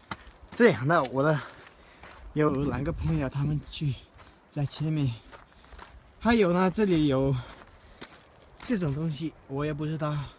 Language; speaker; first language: Chinese; non-native, learner; Tibetan